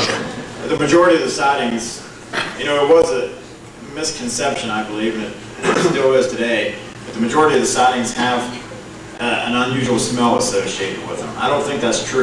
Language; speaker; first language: English; native; English